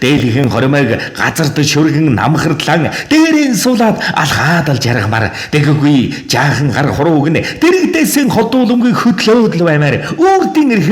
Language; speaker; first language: Mongolian; native; Mongolian